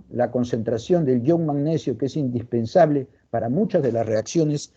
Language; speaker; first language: Spanish; native; Spanish